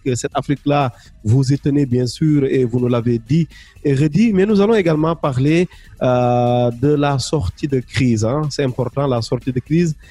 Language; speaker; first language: French; non-native, local second language; Wolof